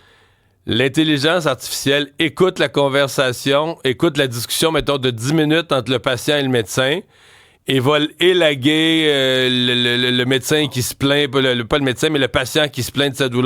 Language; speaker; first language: French; native; French